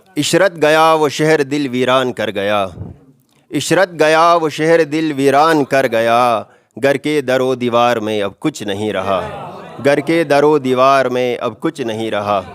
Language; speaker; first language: Urdu; non-native, local second language; Shina